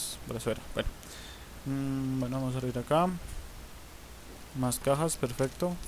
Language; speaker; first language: Spanish; native; Spanish